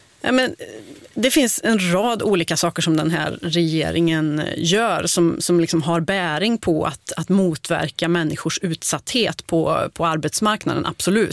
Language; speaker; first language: Swedish; native; Swedish